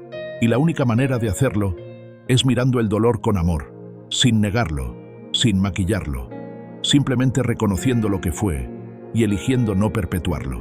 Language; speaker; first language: Spanish; native; Spanish